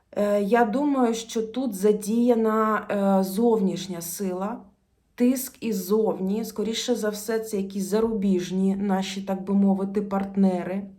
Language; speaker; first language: Ukrainian; non-native, local second language; Russian